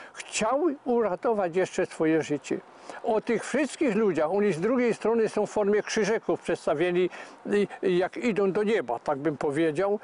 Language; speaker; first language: Polish; native; Polish